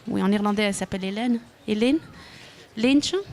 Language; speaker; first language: French; non-native, local second language; Dutch